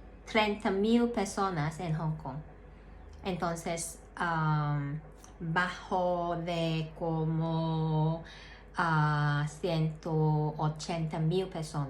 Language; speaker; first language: Spanish; non-native, learner; Cantonese